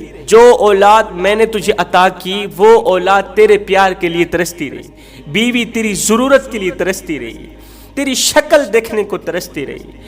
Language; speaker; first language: Urdu; native; Urdu